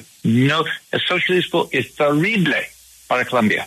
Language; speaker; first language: Spanish; non-native, learner; English